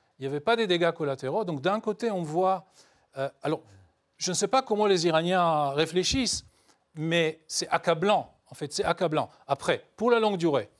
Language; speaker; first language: French; non-native, fluent; Hebrew